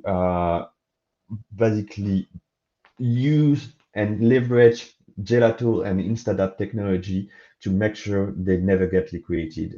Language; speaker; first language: English; non-native, fluent; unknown